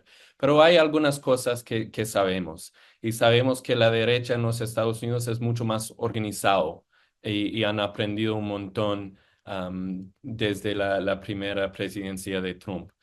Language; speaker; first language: Spanish; non-native, fluent; English